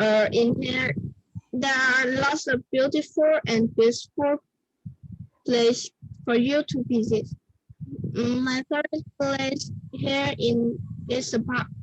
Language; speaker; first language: English; non-native, learner; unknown